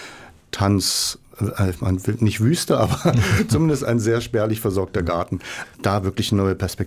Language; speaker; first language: German; native; German